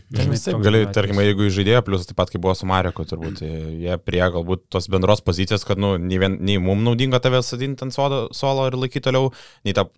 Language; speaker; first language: Lithuanian; native; Lithuanian